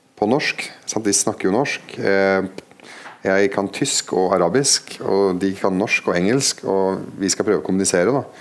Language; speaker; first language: Norwegian; non-native, fluent; Arabic